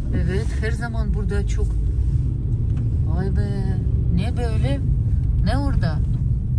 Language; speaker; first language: Turkish; non-native, learner; Russian